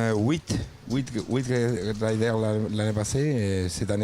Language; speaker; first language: French; non-native, learner; Spanish